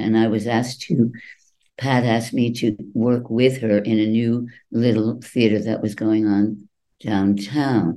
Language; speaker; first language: English; native; English